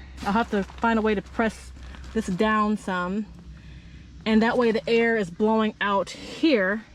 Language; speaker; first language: English; native; English